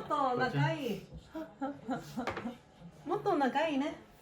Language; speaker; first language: Japanese; non-native, learner; English